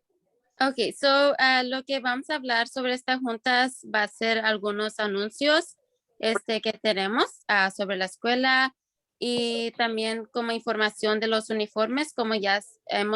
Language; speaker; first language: Spanish; early bilingual, other home language; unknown